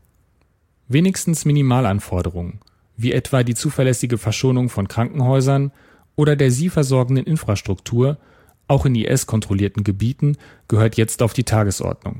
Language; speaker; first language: German; native; German